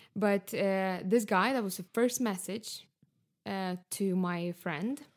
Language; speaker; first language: English; non-native, fluent; Lithuanian